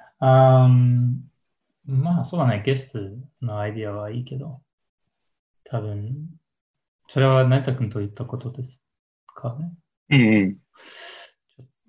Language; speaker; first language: Japanese; non-native, learner; English